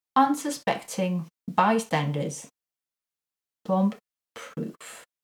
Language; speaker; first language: English; non-native, fluent; French